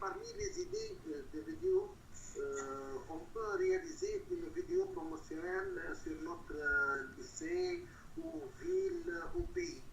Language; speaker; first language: French; non-native, local second language; Arabic